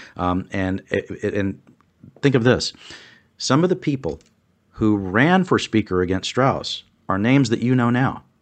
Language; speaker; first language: English; native; English